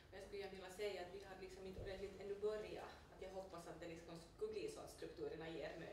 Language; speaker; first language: Swedish; native; Swedish